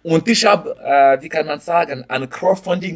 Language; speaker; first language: German; non-native, learner; French